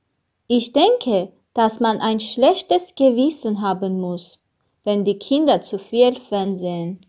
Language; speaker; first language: German; non-native, learner; Armenian